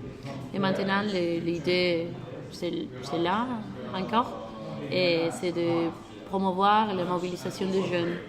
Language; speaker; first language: French; non-native, learner; Spanish